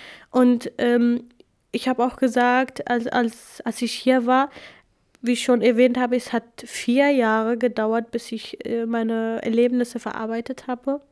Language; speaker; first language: German; non-native, fluent; Kurdish